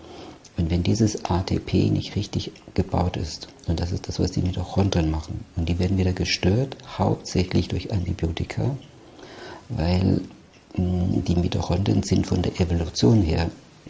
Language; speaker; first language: German; native; German